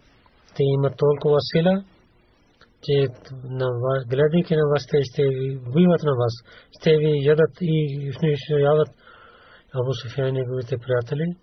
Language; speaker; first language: Bulgarian; non-native, learner; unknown